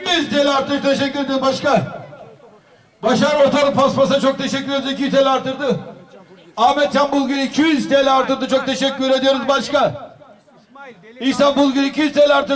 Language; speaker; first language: Turkish; native; Turkish